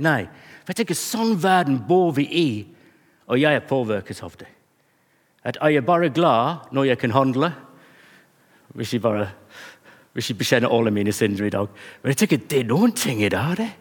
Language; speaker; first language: Norwegian; non-native, fluent; English